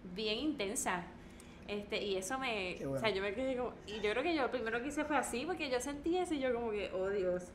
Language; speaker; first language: Spanish; native; Spanish